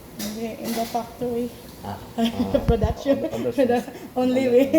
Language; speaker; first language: English; non-native, local second language; Cebuano